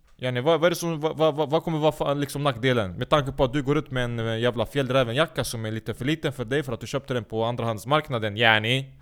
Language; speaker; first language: Swedish; early bilingual, other home language; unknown